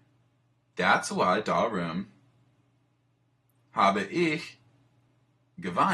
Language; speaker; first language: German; non-native, learner; English